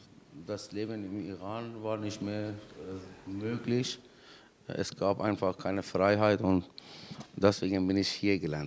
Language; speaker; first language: German; non-native, fluent; Persian